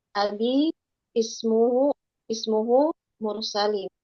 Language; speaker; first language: Arabic; non-native, learner; Indonesian